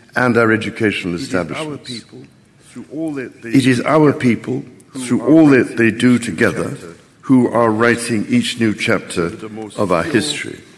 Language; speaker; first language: English; native; English